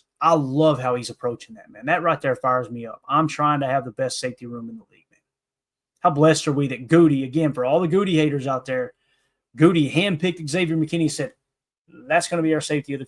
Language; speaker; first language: English; native; English